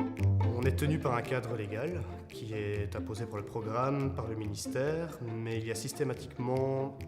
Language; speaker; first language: French; native; French